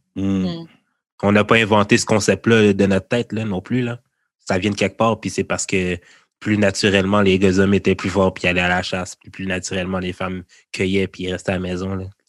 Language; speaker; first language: French; early bilingual, other home language; Haitian Creole